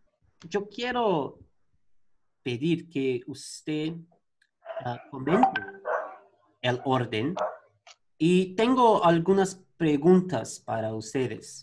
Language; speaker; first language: Spanish; non-native, learner; Portuguese